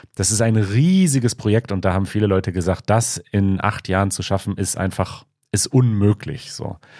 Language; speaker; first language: German; native; German